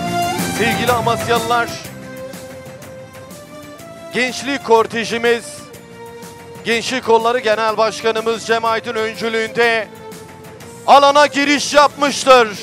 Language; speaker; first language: Turkish; native; Turkish